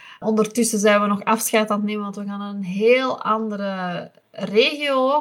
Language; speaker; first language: Dutch; native; Dutch